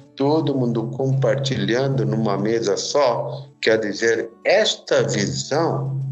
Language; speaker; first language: Portuguese; non-native, fluent; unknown